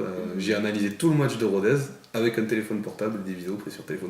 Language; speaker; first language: French; native; French